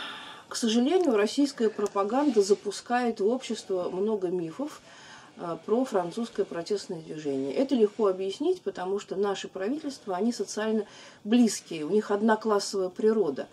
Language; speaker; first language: Russian; native; Russian